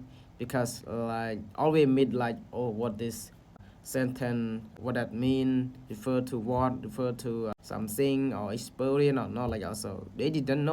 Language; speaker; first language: English; non-native, learner; Khmer